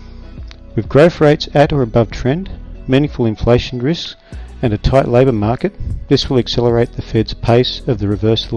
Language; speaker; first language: English; native; English